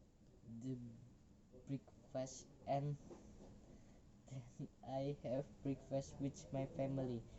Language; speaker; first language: English; non-native, learner; Indonesian